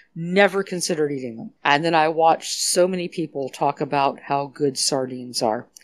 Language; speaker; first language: English; native; English